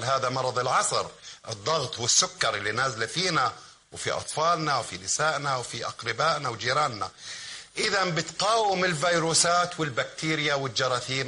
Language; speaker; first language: Arabic; native; Arabic